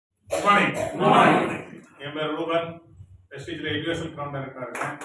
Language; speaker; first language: Tamil; native; Tamil